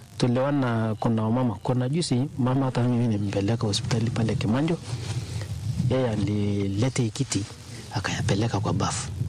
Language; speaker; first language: Swahili; non-native, local second language; Masai